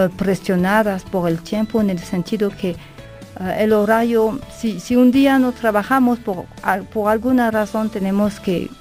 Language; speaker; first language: Spanish; non-native, fluent; French